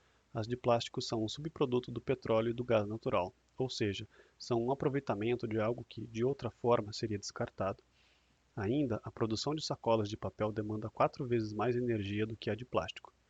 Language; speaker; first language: Portuguese; native; Portuguese